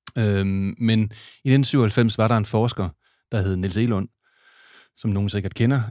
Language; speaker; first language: Danish; native; Danish